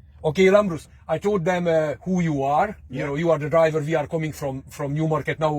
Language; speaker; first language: English; non-native, fluent; Hungarian